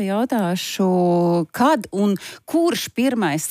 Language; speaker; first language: Latvian; native; Latvian